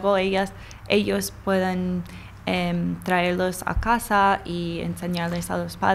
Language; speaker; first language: Spanish; non-native, fluent; English